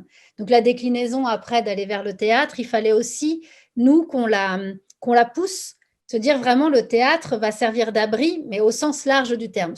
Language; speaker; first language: French; native; French